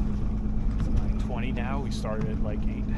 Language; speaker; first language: English; native; English